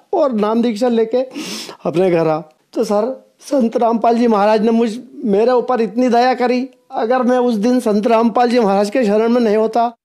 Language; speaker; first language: Hindi; native; Hindi